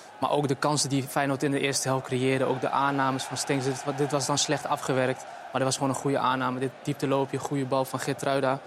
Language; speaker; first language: Dutch; early bilingual, other home language; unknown